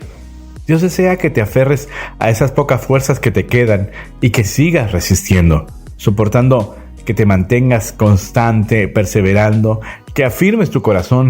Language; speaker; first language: Spanish; native; Spanish